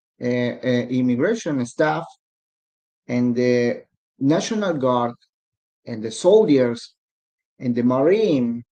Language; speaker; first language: English; non-native, learner; Spanish